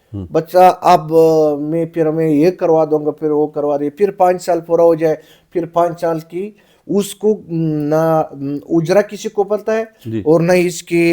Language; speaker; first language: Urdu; non-native, local second language; Pashto